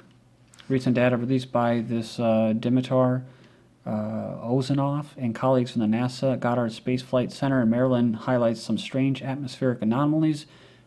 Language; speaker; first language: English; native; English